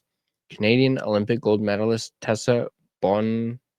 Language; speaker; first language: English; native; English